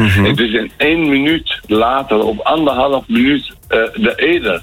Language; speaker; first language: Dutch; non-native, fluent; Arabic